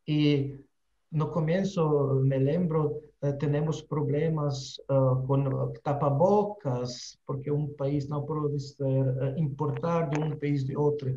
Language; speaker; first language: Spanish; non-native, fluent; Slovenian